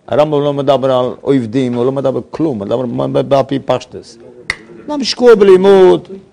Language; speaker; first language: Hebrew; non-native, fluent; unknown